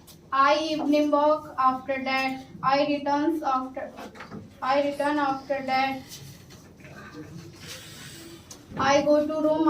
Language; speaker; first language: English; non-native, learner; Hindi